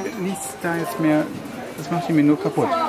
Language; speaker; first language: German; native; German